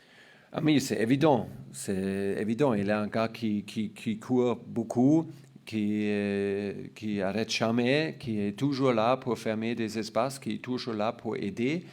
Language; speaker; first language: French; non-native, learner; German